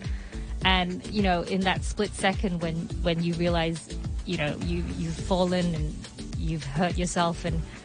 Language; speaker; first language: English; native; English